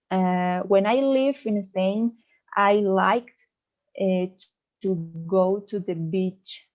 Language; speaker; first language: English; non-native, learner; Spanish